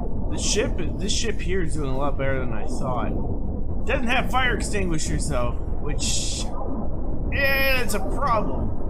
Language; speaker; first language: English; early bilingual, other home language; French